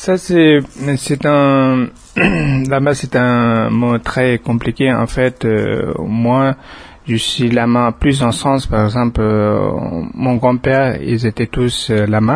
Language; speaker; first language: French; non-native, fluent; Tibetan